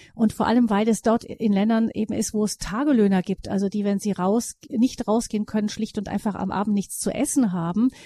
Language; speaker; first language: German; native; German